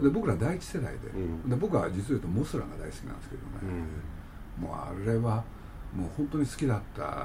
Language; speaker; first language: Japanese; native; Japanese